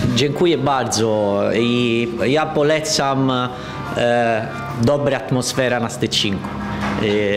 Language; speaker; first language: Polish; non-native, learner; Italian